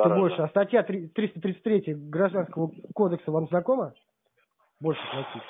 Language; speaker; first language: Russian; native; Russian